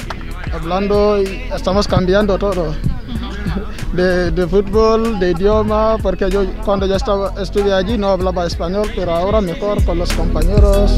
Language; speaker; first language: Spanish; non-native, learner; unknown